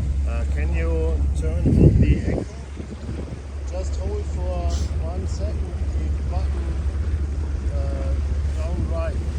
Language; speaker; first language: English; non-native, fluent; German